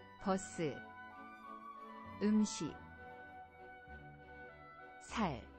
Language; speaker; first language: Korean; non-native, learner; English